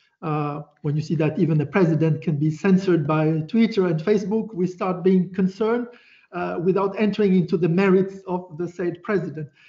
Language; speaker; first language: English; non-native, fluent; Portuguese